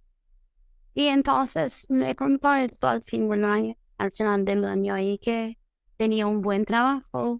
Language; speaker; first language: Spanish; non-native, fluent; Portuguese